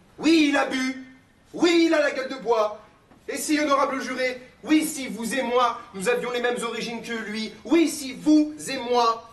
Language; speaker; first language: French; native; French